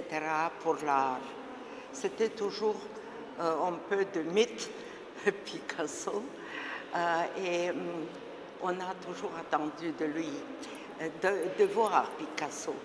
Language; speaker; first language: French; non-native, fluent; Russian